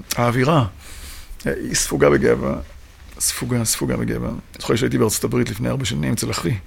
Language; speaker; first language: Hebrew; native; Hebrew